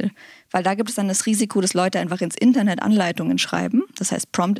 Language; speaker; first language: German; native; German